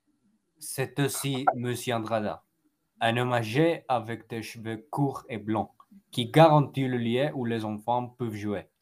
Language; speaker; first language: French; non-native, learner; Spanish